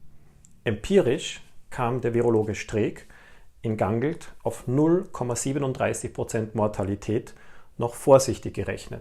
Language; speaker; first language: German; native; German